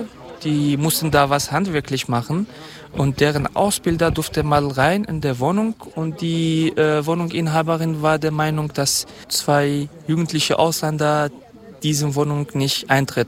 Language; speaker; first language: German; non-native, fluent; Kurdish